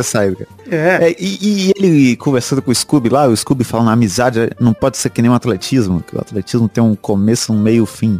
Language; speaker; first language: Portuguese; native; Portuguese